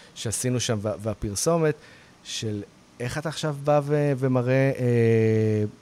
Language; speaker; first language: Hebrew; native; Hebrew